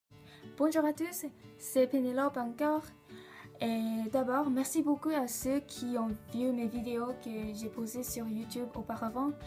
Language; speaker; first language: French; non-native, learner; Japanese